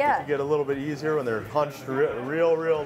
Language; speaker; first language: English; native; English